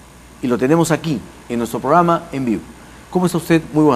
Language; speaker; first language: Spanish; native; Spanish